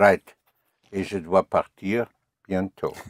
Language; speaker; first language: French; non-native, fluent; English